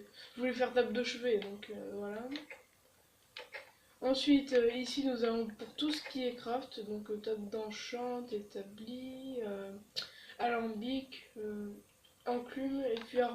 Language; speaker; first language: French; native; French